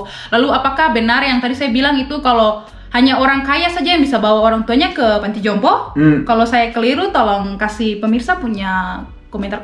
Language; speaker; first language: Indonesian; non-native, local second language; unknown